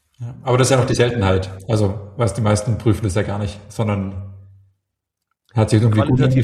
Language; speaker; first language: German; native; German